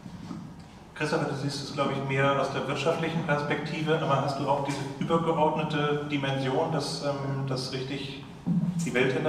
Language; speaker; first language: German; native; German